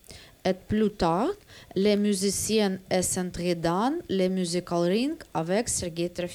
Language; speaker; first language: French; non-native, learner; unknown